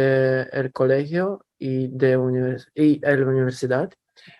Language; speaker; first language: Spanish; non-native, learner; English